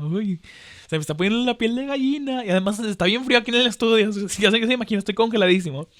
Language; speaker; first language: Spanish; early bilingual, heritage; Spanish